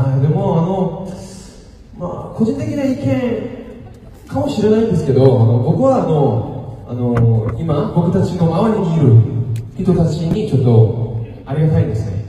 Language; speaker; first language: Japanese; non-native, fluent; Korean